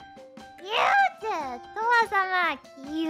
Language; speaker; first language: Japanese; non-native, learner; English